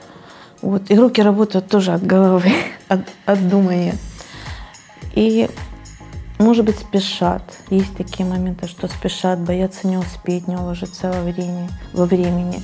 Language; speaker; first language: Russian; native; Russian